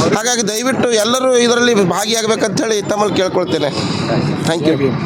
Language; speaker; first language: Kannada; native; Kannada